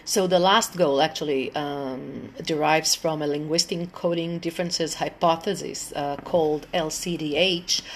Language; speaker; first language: English; non-native, fluent; Hebrew